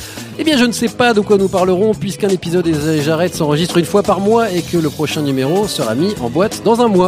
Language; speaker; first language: French; native; French